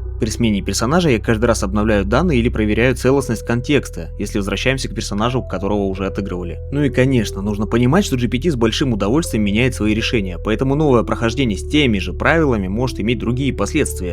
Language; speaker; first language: Russian; native; Russian